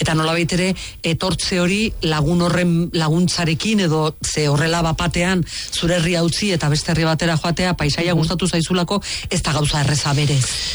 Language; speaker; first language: Basque; native; Basque